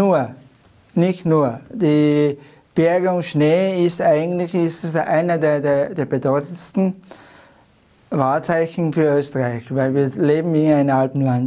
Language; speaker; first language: German; non-native, learner; Chinese